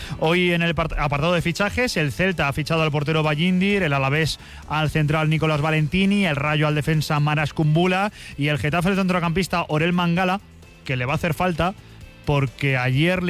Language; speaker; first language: Spanish; native; Spanish